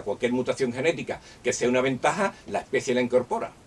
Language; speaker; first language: Spanish; native; Spanish